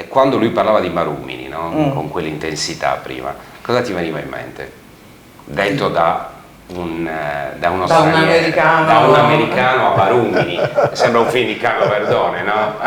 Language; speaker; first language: Italian; native; Italian